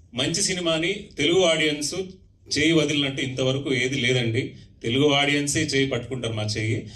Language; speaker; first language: Telugu; native; Telugu